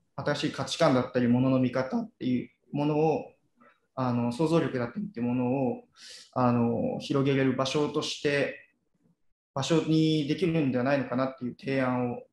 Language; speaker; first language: Japanese; native; Japanese